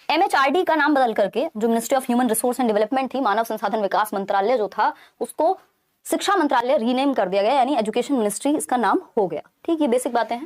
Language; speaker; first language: Hindi; native; Hindi